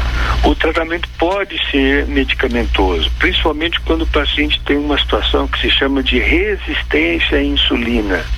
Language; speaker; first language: Portuguese; native; Portuguese